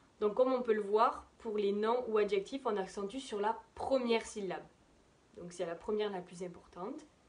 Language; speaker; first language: French; native; French